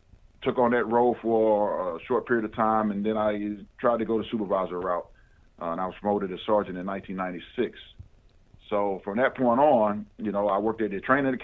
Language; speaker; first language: English; native; English